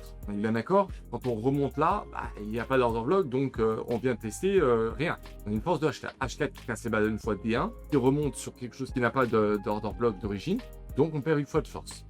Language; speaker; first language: French; native; French